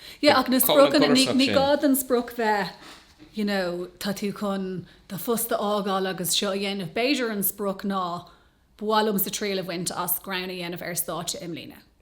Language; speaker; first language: Irish; non-native, local second language; English